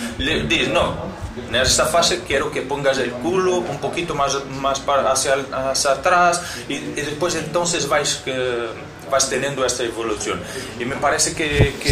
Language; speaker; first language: Spanish; non-native, learner; Portuguese